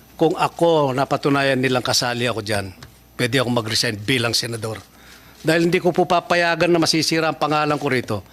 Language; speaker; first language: Filipino; native; Filipino